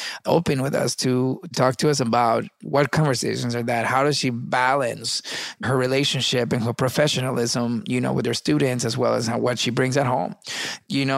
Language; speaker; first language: English; early bilingual, other home language; Spanish